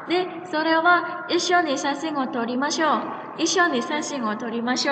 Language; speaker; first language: Japanese; non-native, fluent; Indonesian